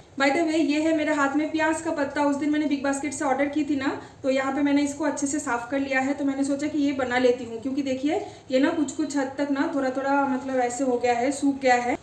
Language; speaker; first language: Hindi; non-native, local second language; Bangla